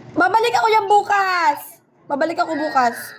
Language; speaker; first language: Filipino; non-native, local second language; Iloko